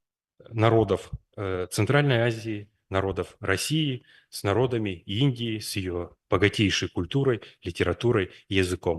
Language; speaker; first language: Russian; native; Russian